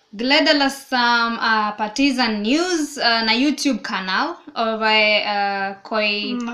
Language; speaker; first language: Serbian; non-native, learner; Swahili